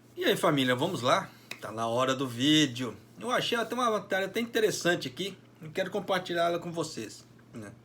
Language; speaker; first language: Portuguese; native; Portuguese